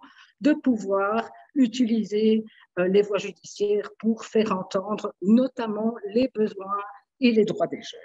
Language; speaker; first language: French; native; French